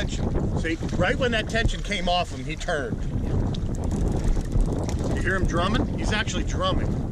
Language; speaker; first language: English; native; English